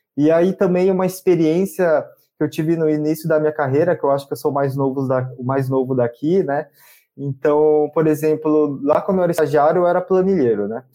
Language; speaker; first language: Portuguese; native; Portuguese